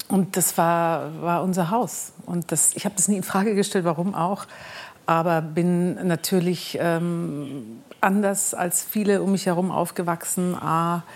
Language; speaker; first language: German; native; German